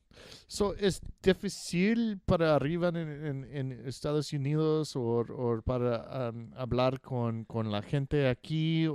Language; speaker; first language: Spanish; non-native, learner; English